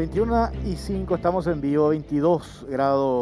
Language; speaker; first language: Spanish; native; Spanish